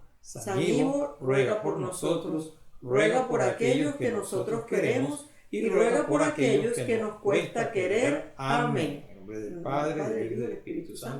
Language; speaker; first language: Spanish; native; Spanish